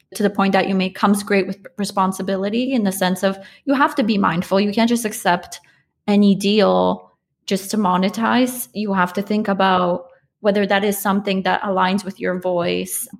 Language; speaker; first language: English; early bilingual, other home language; Polish